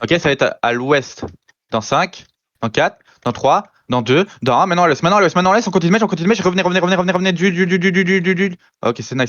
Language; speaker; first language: French; native; French